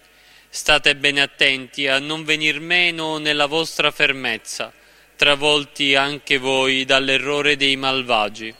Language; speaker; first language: Italian; native; Italian